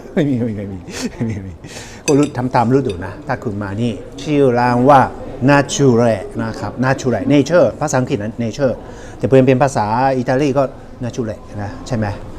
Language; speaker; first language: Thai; native; Thai